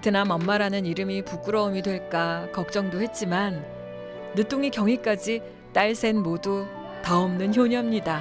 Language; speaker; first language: Korean; native; Korean